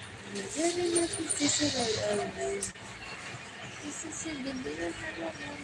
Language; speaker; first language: Hindi; non-native, local second language; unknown